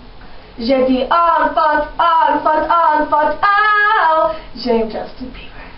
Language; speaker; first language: French; non-native, learner; English